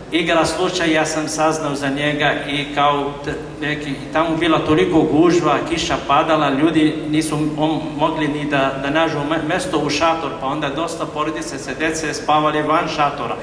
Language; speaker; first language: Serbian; non-native, fluent; Arabic